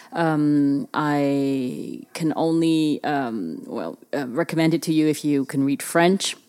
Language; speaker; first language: English; early bilingual, other home language; Chinese